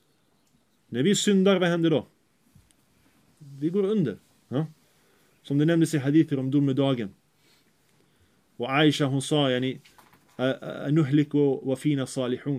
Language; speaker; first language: Swedish; early bilingual, other home language; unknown